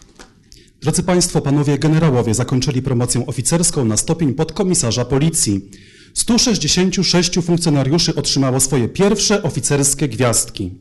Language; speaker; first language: Polish; native; Polish